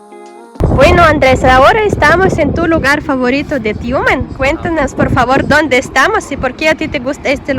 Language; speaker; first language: Spanish; non-native, fluent; Russian